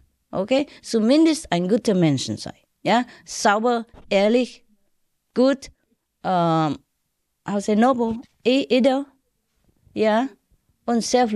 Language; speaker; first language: German; non-native, learner; Vietnamese